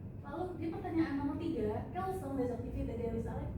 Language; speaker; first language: French; non-native, learner; Indonesian